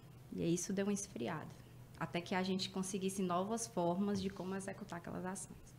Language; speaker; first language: Portuguese; native; Portuguese